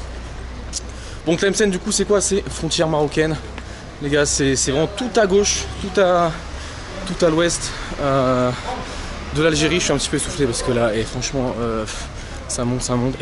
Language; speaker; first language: French; native; French